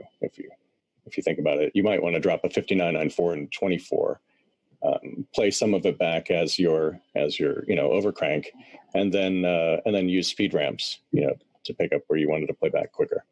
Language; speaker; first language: English; native; English